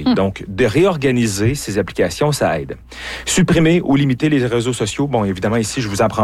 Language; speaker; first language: French; native; French